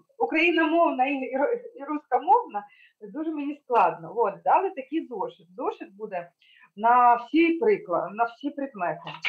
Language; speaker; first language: Ukrainian; non-native, local second language; Russian